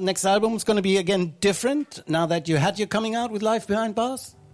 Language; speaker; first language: English; non-native, fluent; German